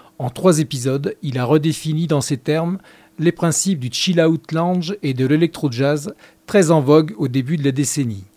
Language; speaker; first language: French; native; French